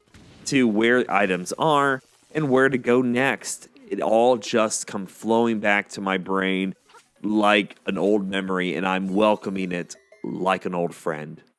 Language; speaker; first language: English; native; English